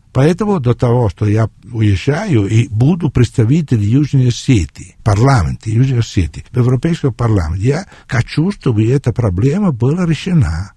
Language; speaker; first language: Russian; non-native, fluent; Italian